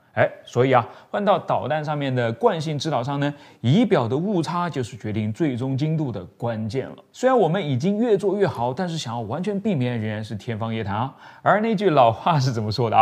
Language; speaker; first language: Chinese; native; Chinese